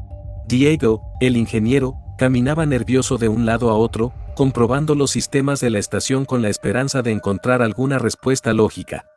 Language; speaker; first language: Spanish; native; Spanish